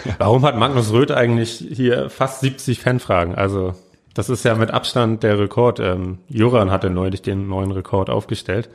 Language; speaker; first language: German; native; German